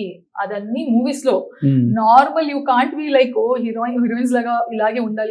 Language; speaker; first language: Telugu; non-native, learner; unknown